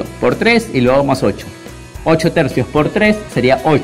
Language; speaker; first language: Spanish; native; Spanish